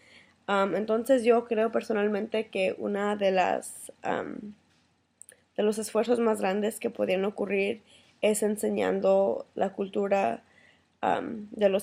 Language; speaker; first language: Spanish; early bilingual, heritage; Spanish